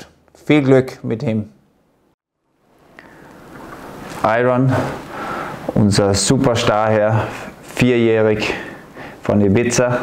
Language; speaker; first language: German; non-native, fluent; Danish